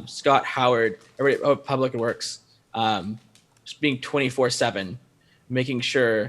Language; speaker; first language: English; native; English